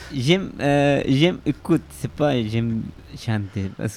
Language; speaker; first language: French; non-native, learner; Arabic